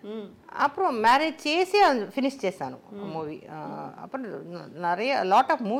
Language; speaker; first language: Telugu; non-native, local second language; Tamil